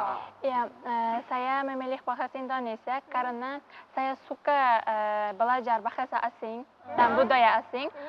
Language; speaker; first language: Indonesian; non-native, learner; Uzbek